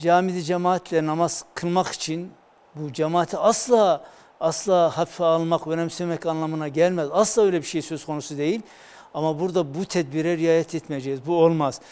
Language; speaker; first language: Turkish; native; Turkish